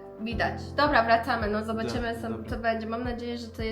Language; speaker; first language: Polish; non-native, learner; Persian